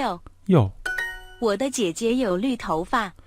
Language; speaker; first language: Chinese; non-native, learner; Mongolian